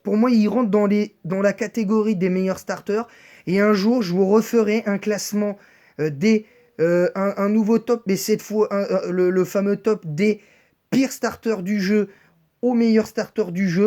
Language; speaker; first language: French; native; French